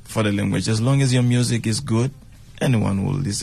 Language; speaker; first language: English; non-native, fluent; Tsonga